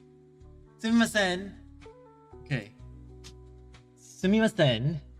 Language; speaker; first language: Japanese; non-native, learner; English